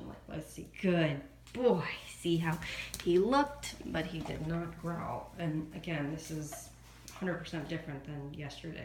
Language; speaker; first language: English; native; English